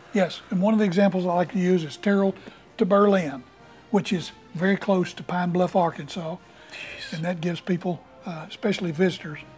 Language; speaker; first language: English; native; English